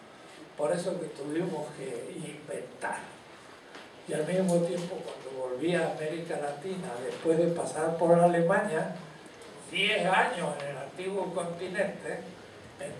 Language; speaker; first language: Spanish; native; Spanish